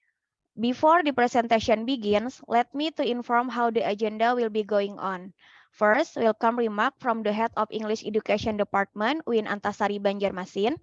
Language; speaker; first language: English; non-native, fluent; Indonesian